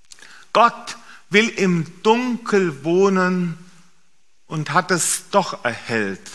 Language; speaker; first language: German; native; German